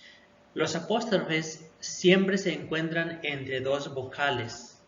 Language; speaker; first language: Spanish; non-native, local second language; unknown